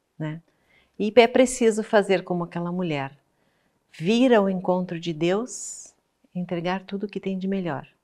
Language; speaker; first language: Portuguese; native; Portuguese